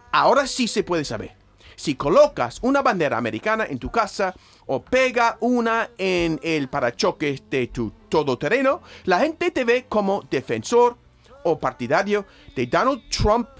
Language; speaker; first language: Spanish; non-native, fluent; English